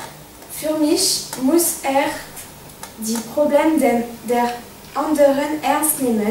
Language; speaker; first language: German; non-native, learner; French